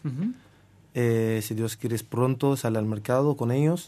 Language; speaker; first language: Spanish; non-native, fluent; Arabic